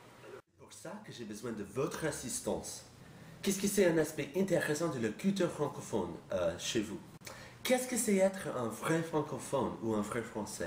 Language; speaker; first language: French; non-native, learner; English